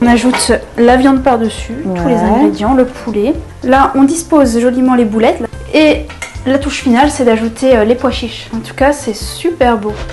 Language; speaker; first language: French; native; French